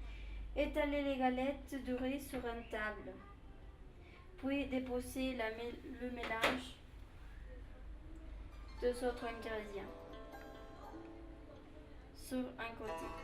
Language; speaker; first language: French; non-native, learner; Spanish